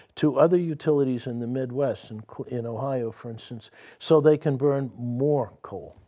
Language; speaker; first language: English; native; English